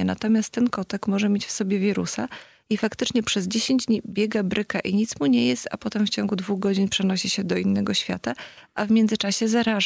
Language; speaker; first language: Polish; native; Polish